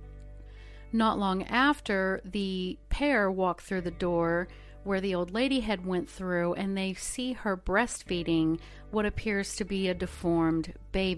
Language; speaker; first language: English; native; English